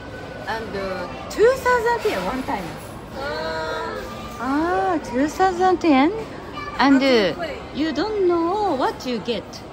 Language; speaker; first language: English; non-native, learner; Japanese